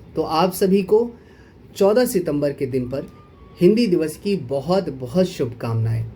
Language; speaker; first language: Hindi; native; Hindi